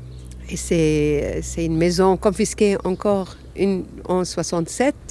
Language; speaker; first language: French; non-native, fluent; Arabic